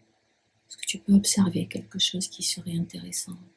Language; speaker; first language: French; native; French